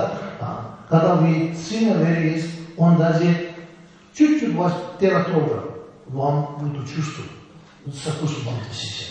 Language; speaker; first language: Russian; non-native, learner; Tibetan